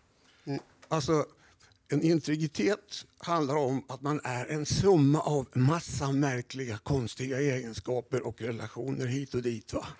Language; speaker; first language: Swedish; native; Swedish